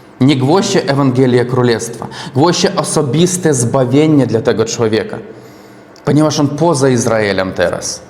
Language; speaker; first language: Polish; non-native, learner; Russian